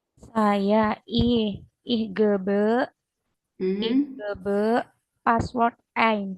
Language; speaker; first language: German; non-native, learner; Indonesian